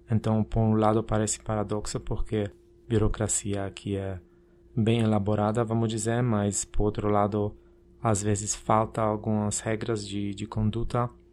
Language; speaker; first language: Portuguese; non-native, fluent; Polish